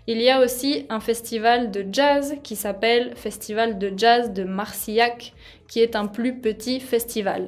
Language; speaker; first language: French; non-native, fluent; Spanish